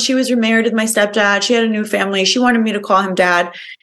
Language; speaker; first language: English; early bilingual, other home language; Spanish